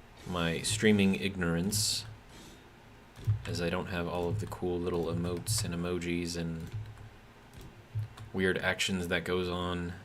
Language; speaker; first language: English; native; English